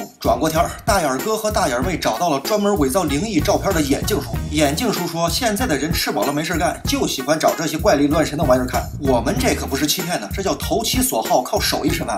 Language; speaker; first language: Chinese; native; Chinese